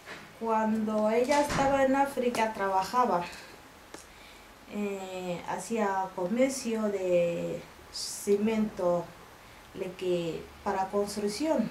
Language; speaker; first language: Spanish; non-native, fluent; Bambara